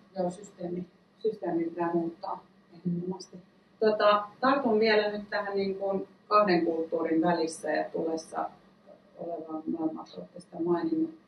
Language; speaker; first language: Finnish; native; Finnish